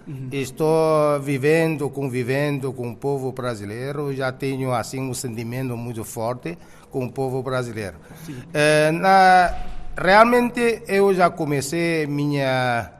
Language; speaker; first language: Portuguese; non-native, fluent; Chinese